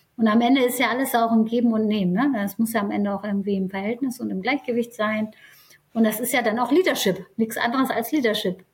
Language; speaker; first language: German; early bilingual, other home language; Turkish